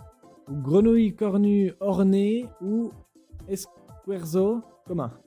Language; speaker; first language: French; native; French